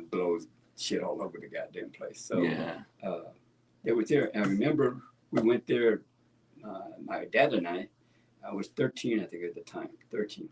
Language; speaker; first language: English; native; English